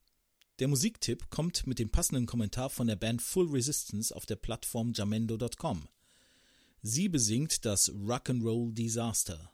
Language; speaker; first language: German; native; German